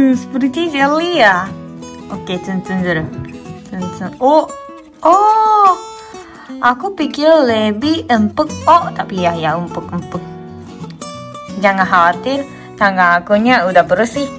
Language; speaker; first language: Indonesian; non-native, fluent; Japanese